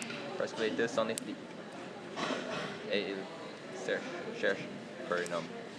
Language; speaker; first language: French; non-native, fluent; English